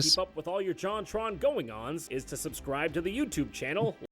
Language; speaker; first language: English; native; English